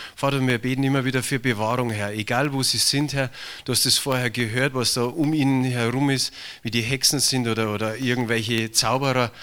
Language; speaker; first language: German; native; German